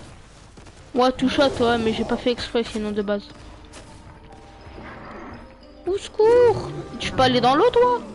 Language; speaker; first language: French; native; French